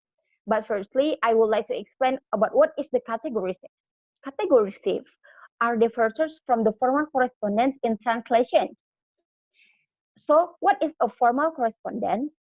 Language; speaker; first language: English; non-native, learner; Indonesian